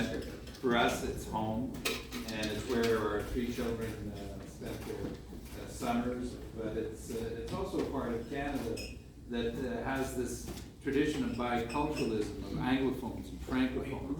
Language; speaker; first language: English; non-native, local second language; French